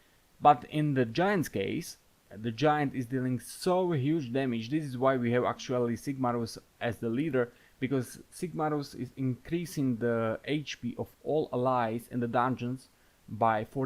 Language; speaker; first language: English; non-native, fluent; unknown